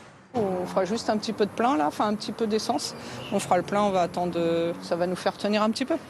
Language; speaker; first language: French; native; French